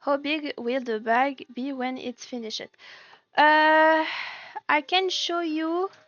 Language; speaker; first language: English; non-native, learner; French